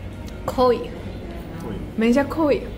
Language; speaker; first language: Chinese; non-native, learner; Japanese